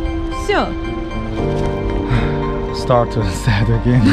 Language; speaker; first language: English; non-native, learner; Chinese